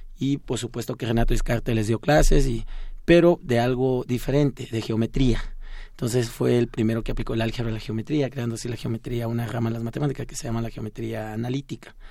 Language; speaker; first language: Spanish; non-native, local second language; Zapotec